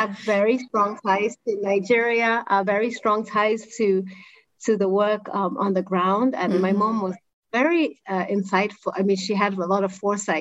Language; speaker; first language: English; non-native, local second language; Igbo